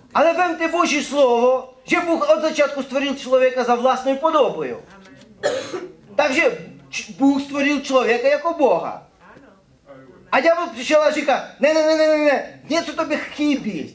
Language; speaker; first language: Czech; non-native, fluent; Ukrainian